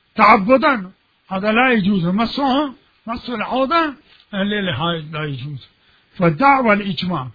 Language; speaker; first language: Arabic; non-native, fluent; Urdu